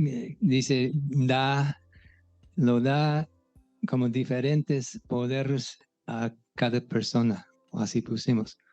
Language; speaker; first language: Spanish; non-native, local second language; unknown